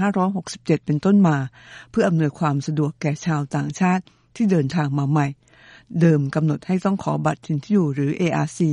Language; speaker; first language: Thai; native; Thai